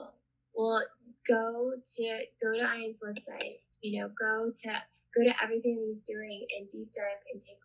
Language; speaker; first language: English; native; English